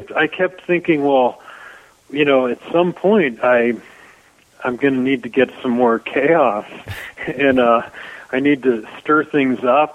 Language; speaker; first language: English; native; English